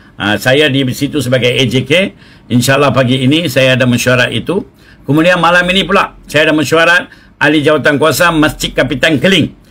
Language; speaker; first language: Malay; non-native, local second language; Tamil